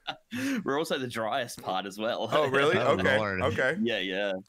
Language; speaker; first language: English; native; English